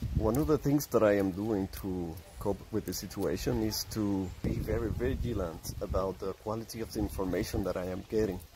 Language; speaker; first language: English; non-native, fluent; Spanish